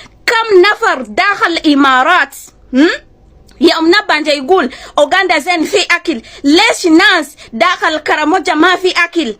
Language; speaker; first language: Arabic; non-native, learner; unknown